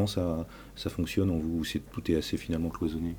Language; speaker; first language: French; native; French